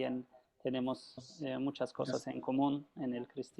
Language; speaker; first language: Spanish; non-native, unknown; Turkish